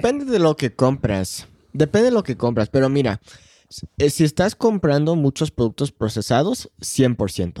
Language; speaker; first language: Spanish; non-native, fluent; English